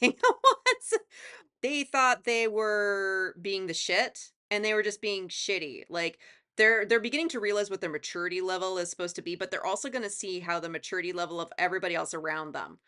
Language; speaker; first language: English; native; English